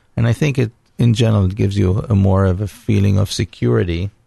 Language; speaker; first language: English; non-native, fluent; Hebrew